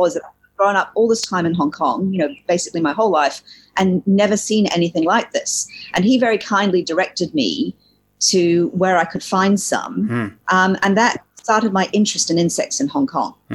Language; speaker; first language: English; native; English